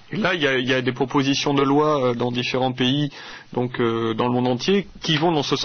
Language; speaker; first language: French; native; French